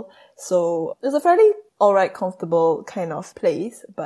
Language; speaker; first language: English; native; English